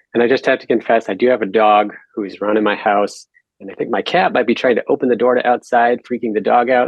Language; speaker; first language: English; native; English